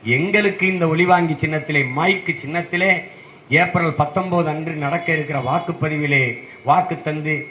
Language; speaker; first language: Tamil; native; Tamil